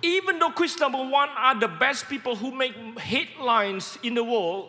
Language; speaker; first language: English; non-native, fluent; Indonesian